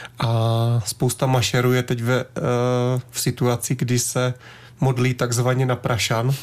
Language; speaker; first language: Czech; native; Czech